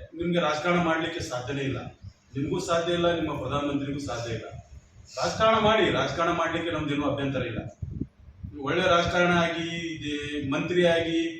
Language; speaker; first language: Kannada; non-native, local second language; Urdu